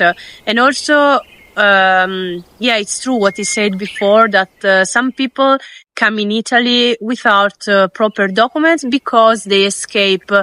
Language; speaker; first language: English; non-native, fluent; Italian